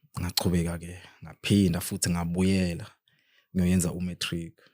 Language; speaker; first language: Zulu; non-native, local second language; Venda